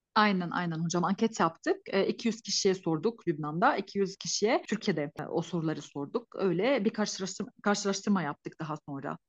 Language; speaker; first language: Turkish; non-native, fluent; Arabic